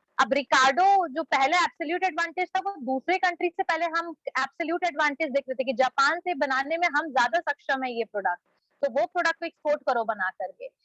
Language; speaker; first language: Hindi; native; Hindi